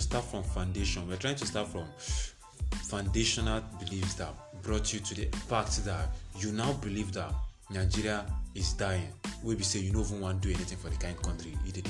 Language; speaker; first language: English; non-native, local second language; Igbo